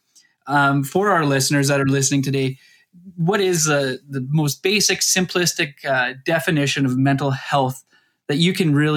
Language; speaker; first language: English; native; English